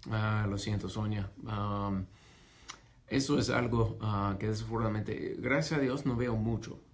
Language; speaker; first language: Spanish; non-native, fluent; English